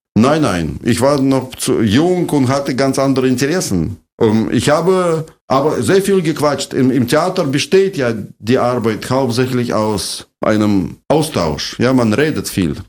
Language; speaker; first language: German; non-native, fluent; Russian